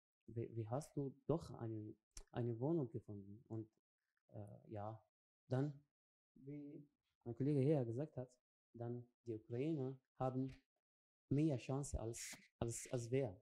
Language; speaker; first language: German; non-native, learner; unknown